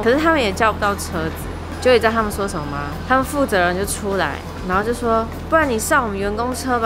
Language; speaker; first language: Chinese; native; Chinese